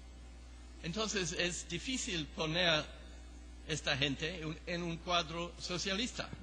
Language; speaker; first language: Spanish; non-native, fluent; English